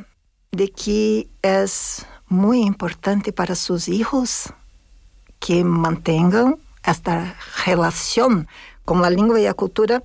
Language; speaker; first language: Spanish; non-native, fluent; Portuguese